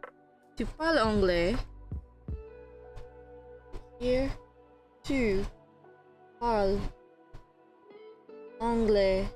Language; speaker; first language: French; non-native, learner; English